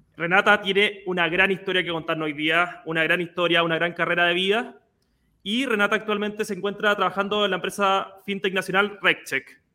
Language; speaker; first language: Spanish; native; Spanish